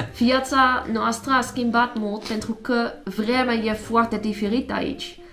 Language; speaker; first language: Romanian; non-native, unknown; Dutch